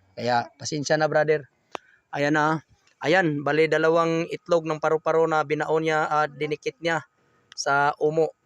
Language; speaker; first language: Filipino; non-native, local second language; Cebuano